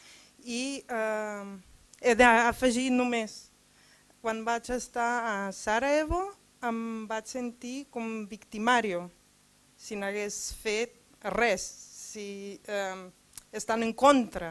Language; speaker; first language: Catalan; non-native, fluent; Serbian